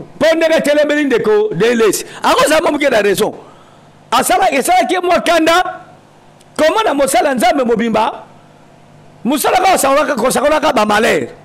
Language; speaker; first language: Lingala; native; Lingala